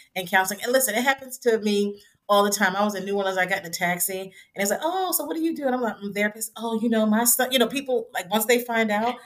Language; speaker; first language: English; native; English